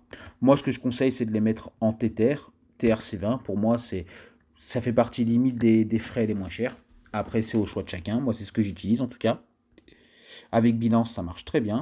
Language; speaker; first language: French; native; French